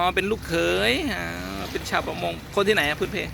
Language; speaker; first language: Thai; native; Thai